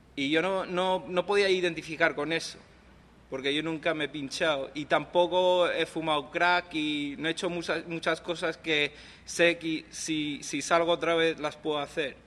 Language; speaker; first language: Spanish; non-native, local second language; English